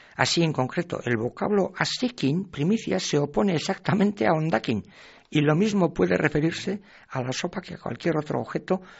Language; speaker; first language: Spanish; non-native, local second language; Basque